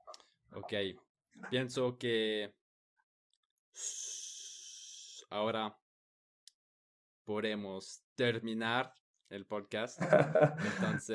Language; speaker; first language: Spanish; non-native, learner; English